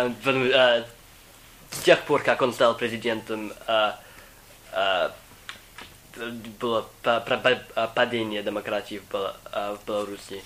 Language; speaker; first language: Russian; non-native, fluent; English